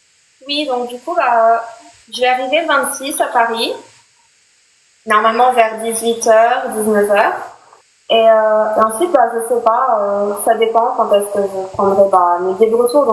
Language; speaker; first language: French; native; French